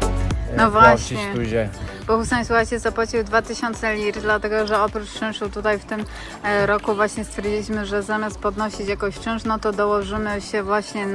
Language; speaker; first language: Polish; native; Polish